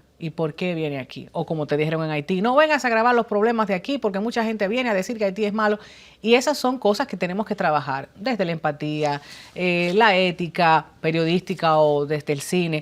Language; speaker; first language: Spanish; native; Spanish